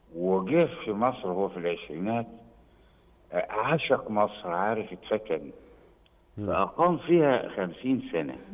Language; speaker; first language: Arabic; native; Arabic